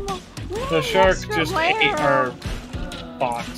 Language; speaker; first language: English; native; English